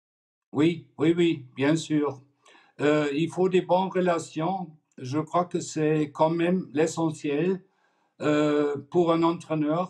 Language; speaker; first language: French; non-native, fluent; German